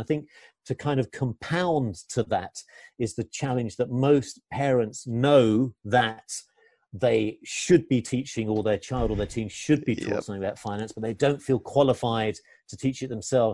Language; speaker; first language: English; native; English